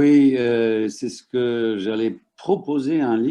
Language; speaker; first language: French; non-native, fluent; Turkish